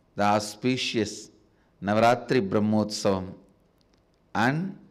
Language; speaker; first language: English; non-native, local second language; Tamil